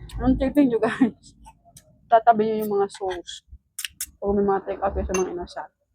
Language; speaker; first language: Filipino; non-native, local second language; Cebuano